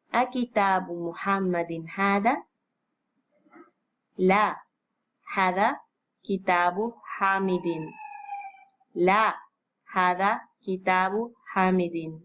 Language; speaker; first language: Arabic; non-native, fluent; Spanish